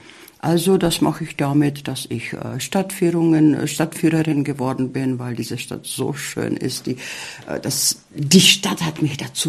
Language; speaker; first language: German; early bilingual, heritage; German